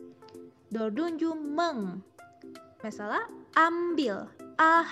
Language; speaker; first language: Turkish; non-native, fluent; Indonesian